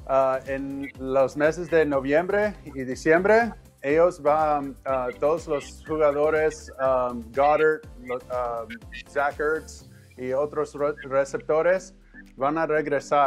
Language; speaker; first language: Spanish; non-native, learner; English